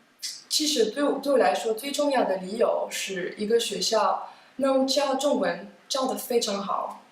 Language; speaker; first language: Chinese; non-native, fluent; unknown